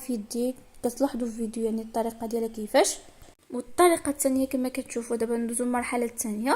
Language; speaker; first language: Arabic; native; Arabic